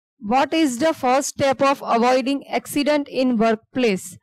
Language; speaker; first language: English; non-native, local second language; Gujarati